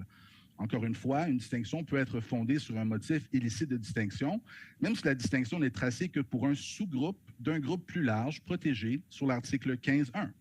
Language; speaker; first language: French; native; French